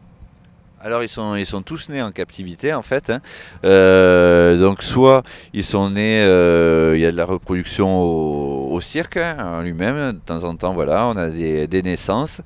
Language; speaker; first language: French; native; French